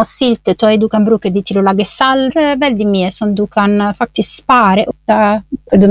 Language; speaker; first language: Norwegian; non-native, fluent; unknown